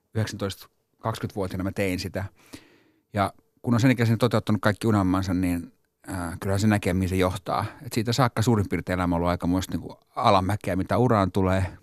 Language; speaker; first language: Finnish; native; Finnish